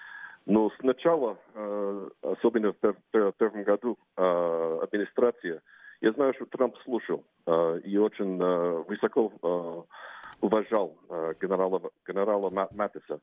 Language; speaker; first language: Russian; non-native, fluent; English